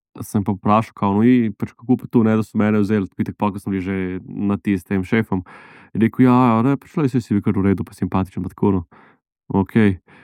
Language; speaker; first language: Slovenian; native; Slovenian